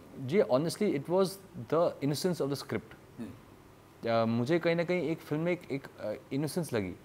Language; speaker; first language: Hindi; native; Hindi